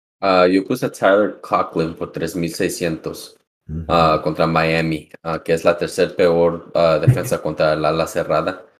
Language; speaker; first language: Spanish; early bilingual, heritage; Spanish